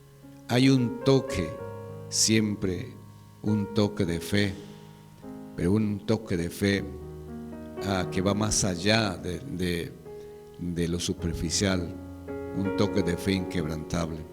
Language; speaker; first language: Spanish; native; Spanish